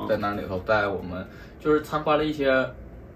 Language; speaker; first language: Chinese; native; Chinese